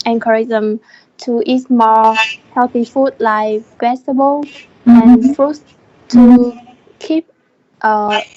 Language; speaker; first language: English; non-native, learner; Vietnamese